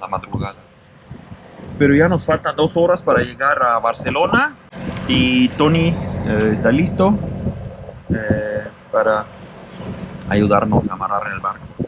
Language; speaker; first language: Spanish; non-native, fluent; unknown